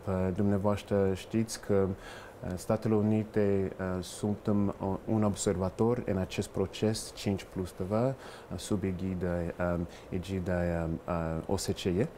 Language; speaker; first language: Romanian; non-native, fluent; English